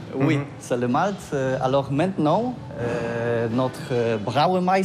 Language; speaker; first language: French; non-native, learner; Polish